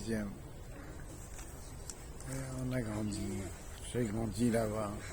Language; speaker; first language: French; early bilingual, other home language; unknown